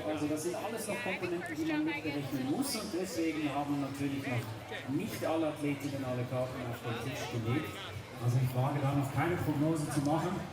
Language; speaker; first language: German; native; German